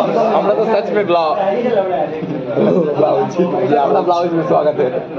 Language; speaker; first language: Hindi; non-native, local second language; Bangla